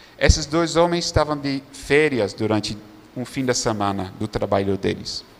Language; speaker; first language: Portuguese; non-native, fluent; Dutch